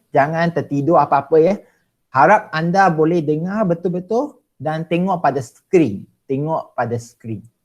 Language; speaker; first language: Malay; non-native, local second language; Chinese